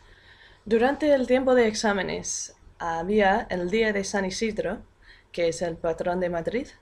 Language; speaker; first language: Spanish; non-native, fluent; English